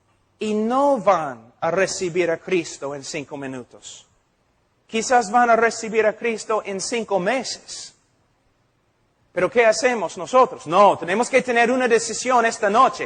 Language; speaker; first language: Spanish; non-native, fluent; English